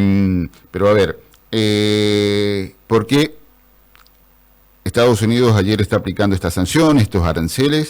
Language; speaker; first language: Spanish; native; Spanish